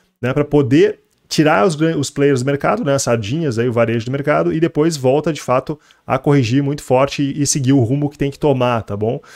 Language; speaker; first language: Portuguese; native; Portuguese